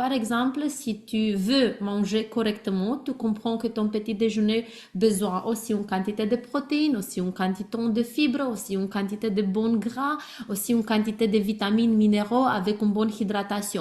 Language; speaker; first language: French; non-native, learner; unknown